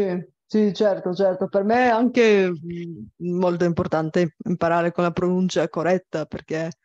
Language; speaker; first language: Italian; non-native, fluent; Bulgarian